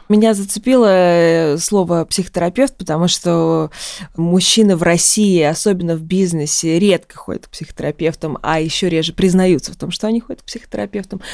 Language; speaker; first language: Russian; native; Russian